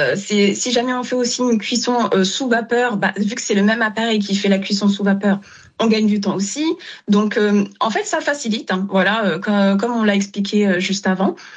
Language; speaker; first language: French; non-native, local second language; Wolof